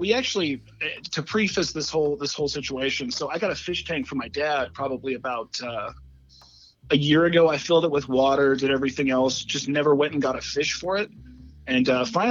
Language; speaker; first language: English; native; English